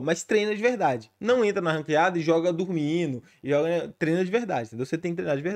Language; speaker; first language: Portuguese; native; Portuguese